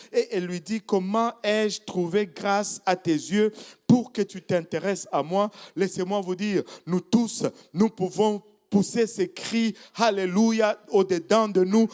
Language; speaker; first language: French; non-native, local second language; Swahili